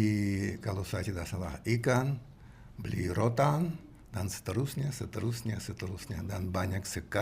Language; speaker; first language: Indonesian; non-native, learner; Russian